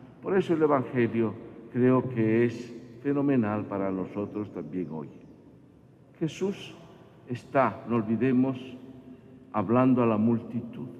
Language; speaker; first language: Spanish; native; Spanish